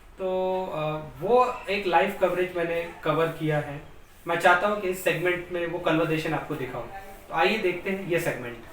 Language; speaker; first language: Hindi; native; Hindi